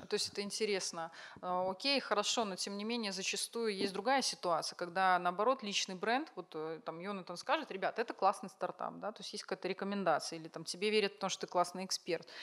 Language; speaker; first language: Russian; native; Russian